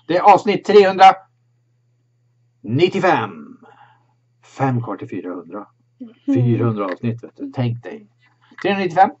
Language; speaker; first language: Swedish; native; Swedish